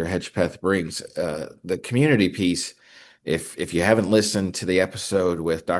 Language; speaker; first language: English; native; English